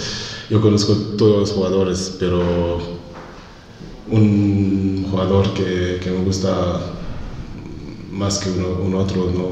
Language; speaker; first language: Spanish; non-native, fluent; French